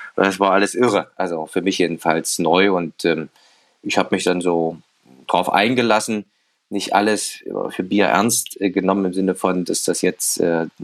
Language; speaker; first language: German; native; German